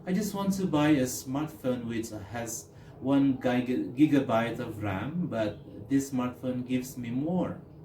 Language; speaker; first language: English; non-native, fluent; Indonesian